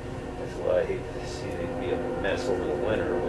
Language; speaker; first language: English; native; English